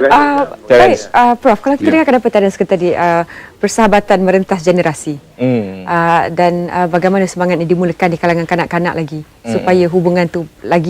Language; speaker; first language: Malay; native; Malay